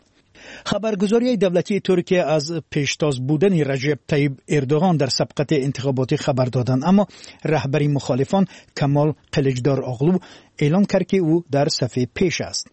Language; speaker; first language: Persian; native; Persian